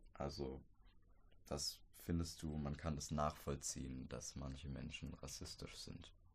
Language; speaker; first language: German; native; German